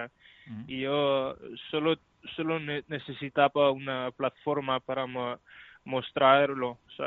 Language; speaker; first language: Spanish; non-native, learner; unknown